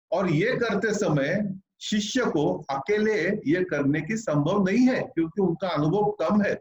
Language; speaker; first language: Hindi; non-native, local second language; Marathi